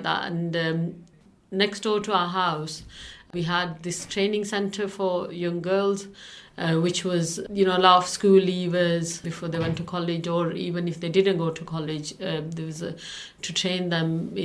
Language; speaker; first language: English; non-native, local second language; Urdu